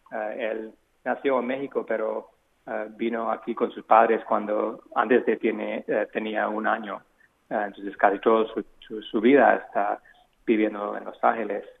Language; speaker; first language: Spanish; non-native, fluent; English